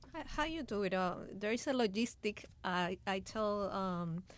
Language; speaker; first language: English; non-native, fluent; Spanish